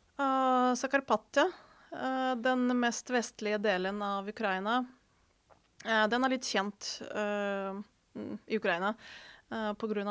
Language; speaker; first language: Norwegian; non-native, fluent; Ukrainian